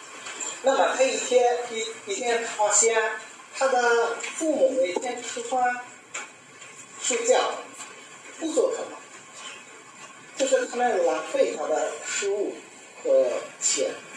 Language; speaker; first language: Chinese; non-native, learner; Bangla